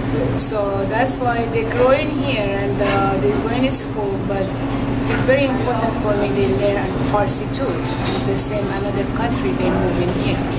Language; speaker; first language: English; non-native, learner; Persian